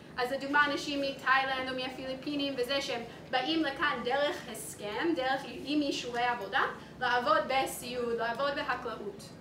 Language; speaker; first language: Hebrew; non-native, fluent; English